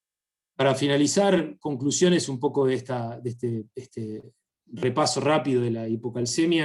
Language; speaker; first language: Spanish; native; Spanish